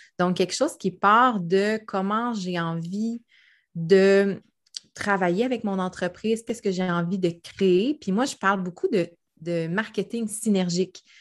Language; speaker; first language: French; native; French